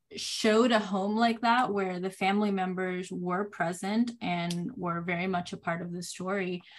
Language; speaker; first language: English; non-native, fluent; Spanish